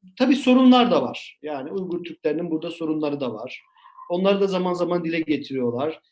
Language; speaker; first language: Turkish; native; Turkish